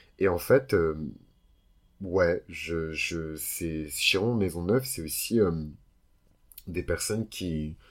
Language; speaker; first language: French; early bilingual, other home language; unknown